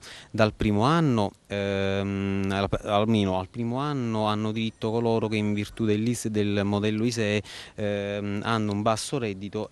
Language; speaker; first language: Italian; native; Italian